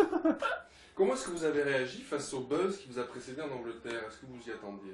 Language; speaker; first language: French; native; French